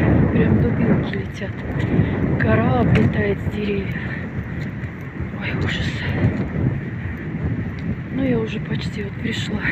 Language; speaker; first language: Russian; native; Russian